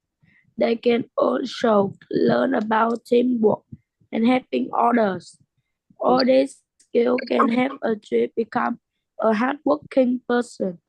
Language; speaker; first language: English; non-native, learner; Vietnamese